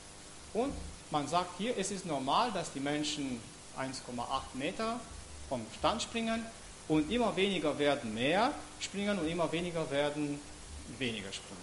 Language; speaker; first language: German; non-native, fluent; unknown